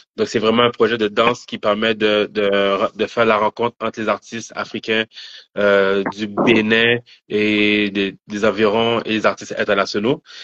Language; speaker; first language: French; native; French